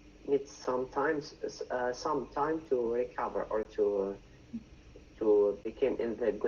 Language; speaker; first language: English; non-native, learner; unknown